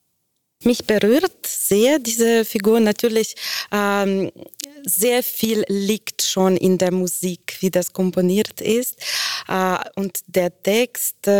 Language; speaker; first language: German; non-native, fluent; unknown